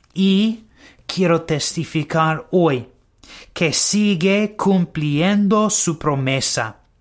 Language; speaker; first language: Spanish; non-native, learner; English